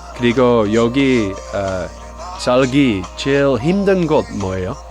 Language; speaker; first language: Korean; non-native, learner; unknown